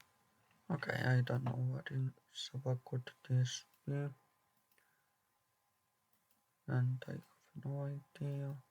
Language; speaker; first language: English; non-native, fluent; Polish